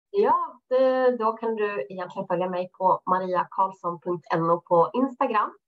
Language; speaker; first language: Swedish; native; Swedish